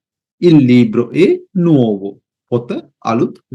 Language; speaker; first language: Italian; non-native, fluent; Sinhala